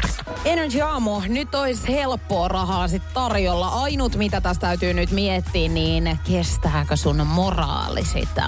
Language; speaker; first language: Finnish; native; Finnish